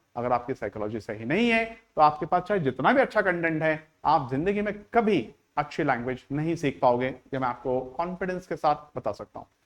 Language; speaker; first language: Hindi; non-native, local second language; Marathi